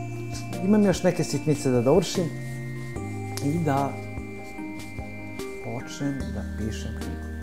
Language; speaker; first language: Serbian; early bilingual, other home language; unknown